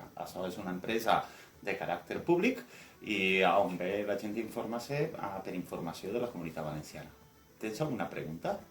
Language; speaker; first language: Catalan; native; Catalan